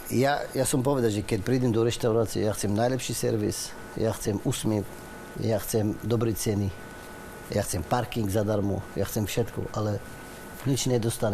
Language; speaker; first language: Slovak; non-native, learner; Arabic